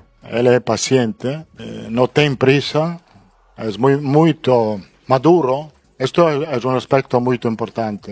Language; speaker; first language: Portuguese; non-native, fluent; Spanish